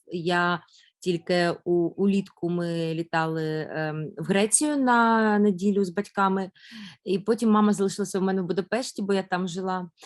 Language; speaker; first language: Ukrainian; non-native, local second language; Russian